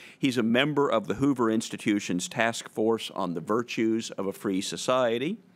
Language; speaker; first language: English; native; English